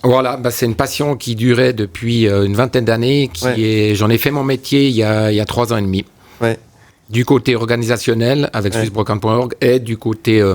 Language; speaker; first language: French; native; French